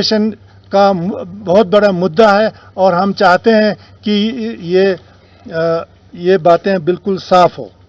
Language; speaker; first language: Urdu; non-native, local second language; Ladakhi